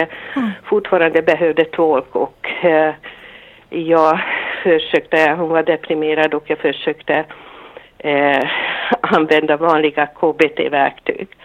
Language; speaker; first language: Swedish; non-native, fluent; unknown